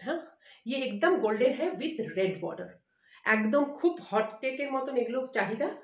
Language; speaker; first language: Hindi; non-native, local second language; Bangla